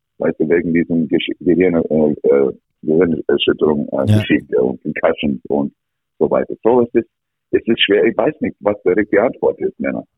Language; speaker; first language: German; non-native, fluent; English